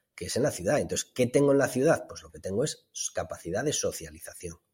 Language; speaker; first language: Spanish; native; Spanish